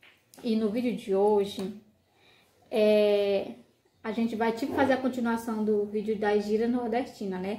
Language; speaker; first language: Portuguese; native; Portuguese